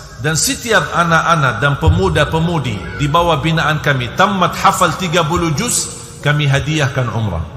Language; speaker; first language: Indonesian; non-native, fluent; Arabic